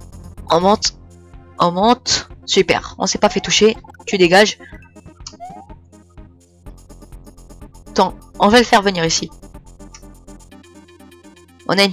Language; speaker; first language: French; native; French